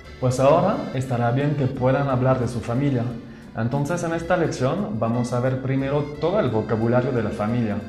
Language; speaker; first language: Spanish; non-native, fluent; French